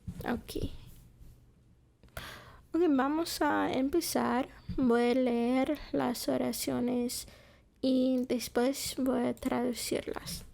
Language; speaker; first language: Spanish; non-native, fluent; English